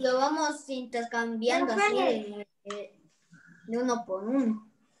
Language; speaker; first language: Spanish; native; Spanish